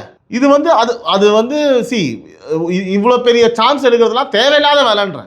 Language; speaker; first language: Tamil; native; Tamil